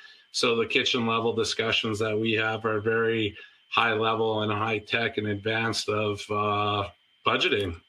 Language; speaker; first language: English; native; English